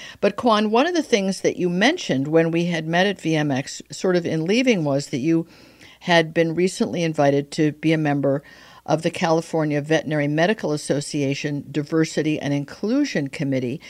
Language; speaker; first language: English; native; English